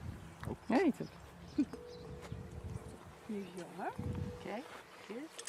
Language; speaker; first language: English; non-native, learner; Japanese